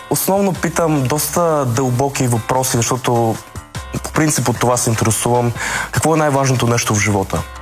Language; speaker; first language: Bulgarian; early bilingual, other home language; Russian